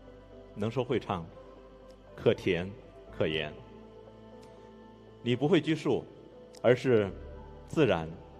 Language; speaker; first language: Chinese; native; Chinese